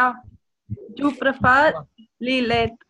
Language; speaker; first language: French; non-native, fluent; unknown